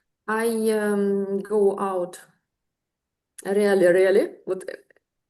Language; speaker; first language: English; non-native, learner; Russian